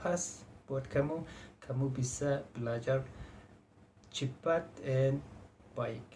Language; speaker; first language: Indonesian; non-native, fluent; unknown